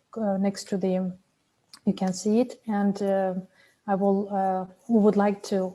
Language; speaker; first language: English; non-native, fluent; Azerbaijani